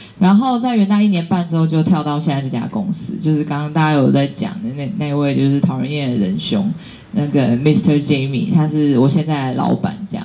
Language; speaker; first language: Chinese; native; Chinese